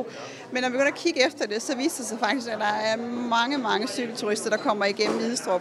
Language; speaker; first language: Danish; native; Danish